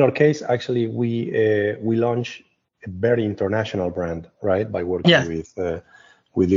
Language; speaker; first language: English; non-native, fluent; Spanish